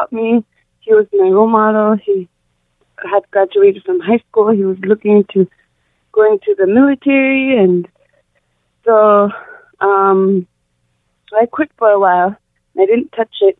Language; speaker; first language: English; non-native, fluent; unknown